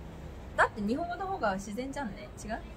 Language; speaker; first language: Japanese; early bilingual, other home language; Korean